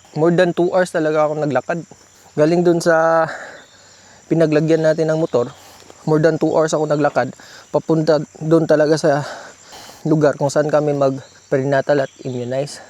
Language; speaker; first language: Filipino; non-native, local second language; Cebuano